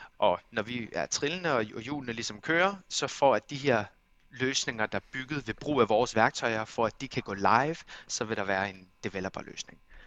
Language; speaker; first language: Danish; early bilingual, other home language; Armenian